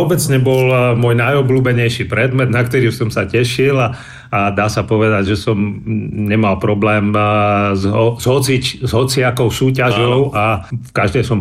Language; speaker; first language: Slovak; native; Slovak